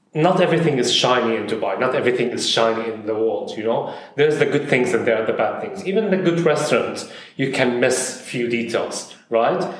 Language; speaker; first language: English; non-native, fluent; Arabic